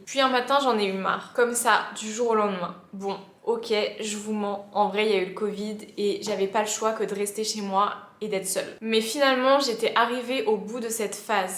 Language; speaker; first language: French; native; French